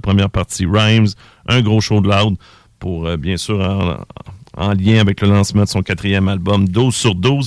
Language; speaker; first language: French; native; French